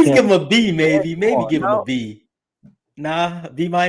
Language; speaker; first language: English; native; English